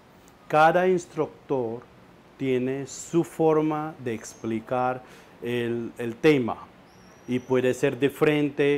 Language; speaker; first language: Spanish; non-native, fluent; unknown